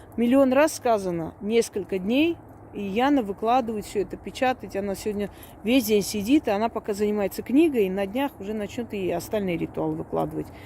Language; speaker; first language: Russian; non-native, local second language; Armenian